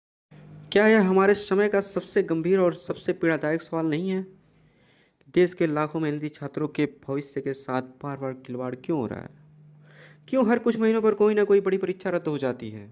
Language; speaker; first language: Hindi; native; Hindi